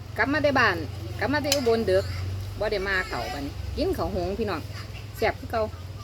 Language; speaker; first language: Thai; native; Thai